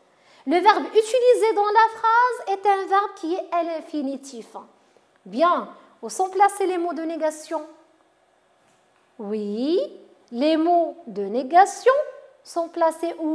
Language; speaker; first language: French; non-native, local second language; Arabic